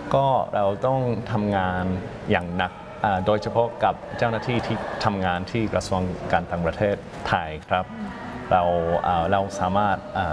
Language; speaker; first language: Thai; non-native, fluent; English